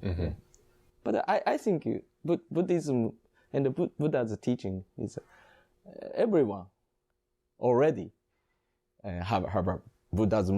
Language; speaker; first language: English; non-native, learner; Japanese